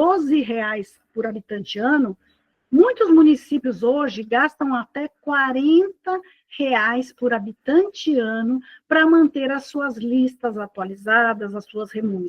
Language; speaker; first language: Portuguese; native; Portuguese